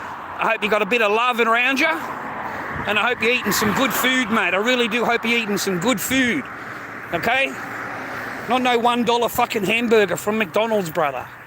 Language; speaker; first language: English; native; English